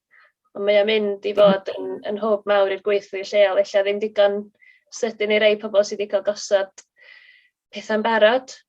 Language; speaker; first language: Welsh; native; Welsh